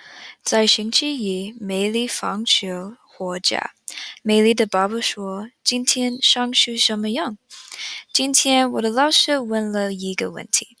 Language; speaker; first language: Chinese; non-native, learner; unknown